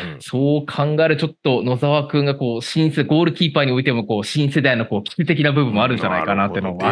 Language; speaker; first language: Japanese; native; Japanese